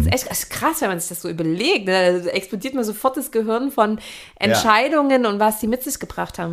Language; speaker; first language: German; native; German